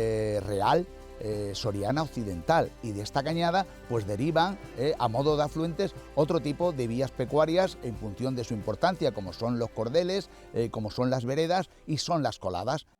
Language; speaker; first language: Spanish; native; Spanish